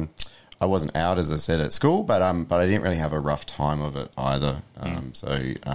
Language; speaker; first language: English; native; English